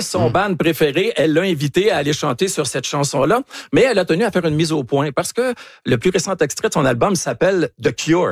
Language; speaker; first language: French; native; French